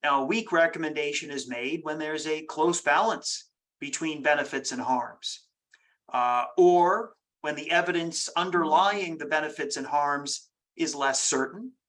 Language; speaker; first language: English; native; English